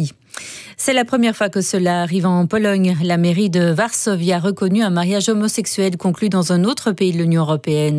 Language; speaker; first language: French; native; French